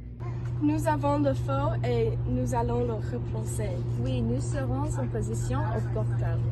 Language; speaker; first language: French; non-native, learner; English